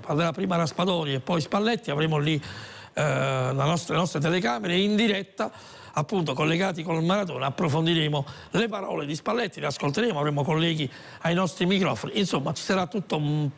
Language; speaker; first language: Italian; native; Italian